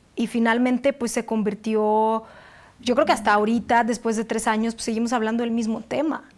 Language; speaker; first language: Spanish; non-native, fluent; Russian